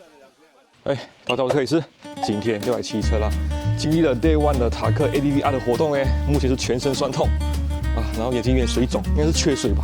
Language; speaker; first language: Chinese; native; Chinese